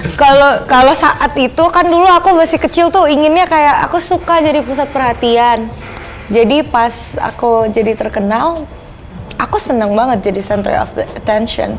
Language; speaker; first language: Indonesian; native; Indonesian